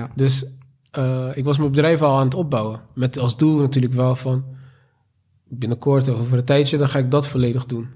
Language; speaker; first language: Dutch; native; Dutch